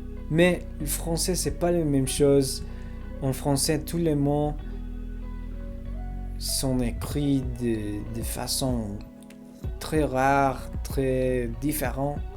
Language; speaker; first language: French; non-native, learner; English